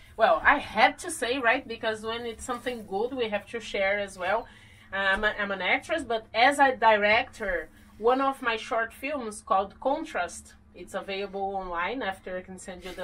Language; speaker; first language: English; non-native, fluent; Portuguese